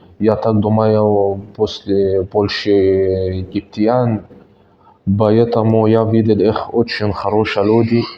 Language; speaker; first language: Russian; non-native, learner; Arabic